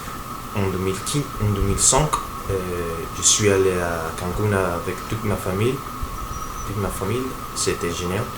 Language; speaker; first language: French; non-native, learner; Spanish